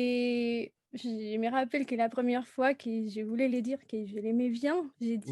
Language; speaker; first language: French; non-native, fluent; Spanish